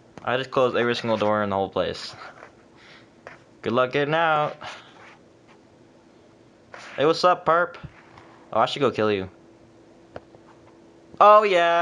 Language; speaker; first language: English; native; English